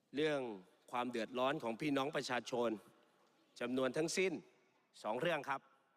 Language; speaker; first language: Thai; native; Thai